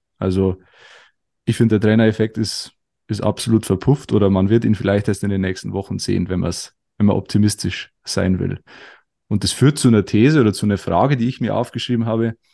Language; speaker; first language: German; native; German